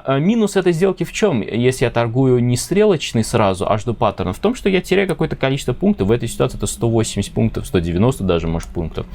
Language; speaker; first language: Russian; native; Russian